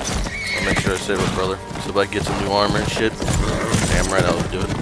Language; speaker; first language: English; native; English